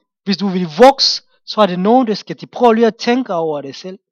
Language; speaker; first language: Danish; non-native, fluent; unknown